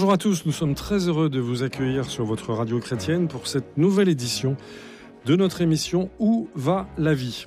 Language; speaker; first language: French; native; French